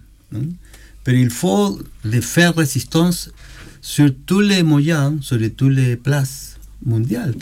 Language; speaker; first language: French; non-native, learner; Spanish